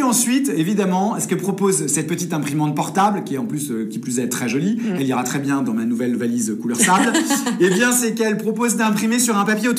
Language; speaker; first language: French; native; French